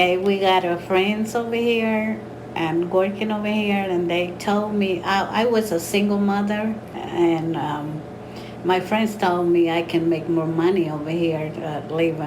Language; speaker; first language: English; non-native, learner; Spanish